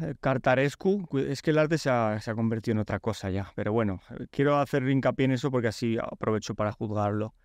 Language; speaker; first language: Spanish; early bilingual, other home language; Polish